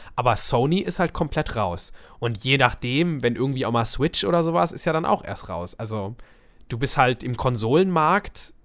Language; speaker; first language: German; native; German